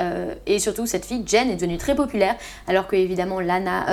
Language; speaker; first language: French; native; French